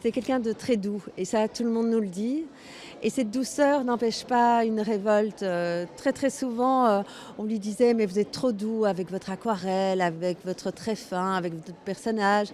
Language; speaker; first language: French; native; French